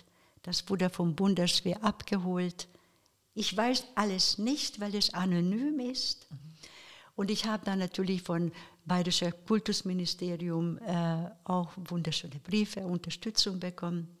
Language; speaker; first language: German; non-native, fluent; Hungarian